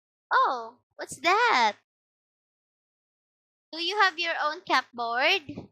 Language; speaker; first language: English; non-native, local second language; Filipino